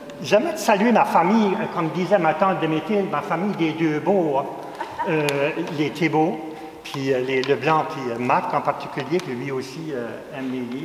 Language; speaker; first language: French; native; French